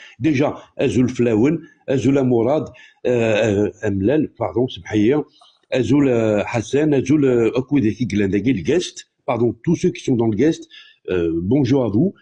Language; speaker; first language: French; non-native, local second language; Kabyle